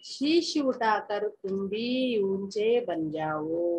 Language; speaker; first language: Hindi; non-native, local second language; Telugu